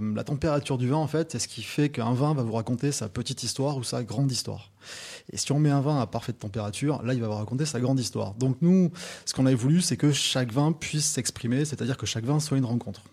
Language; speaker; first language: French; native; French